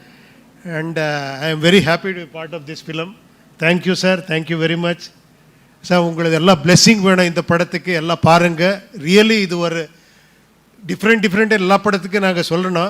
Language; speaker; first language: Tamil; non-native, local second language; Kannada